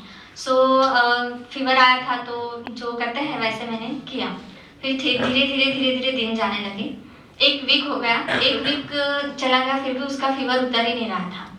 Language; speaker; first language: Hindi; native; Hindi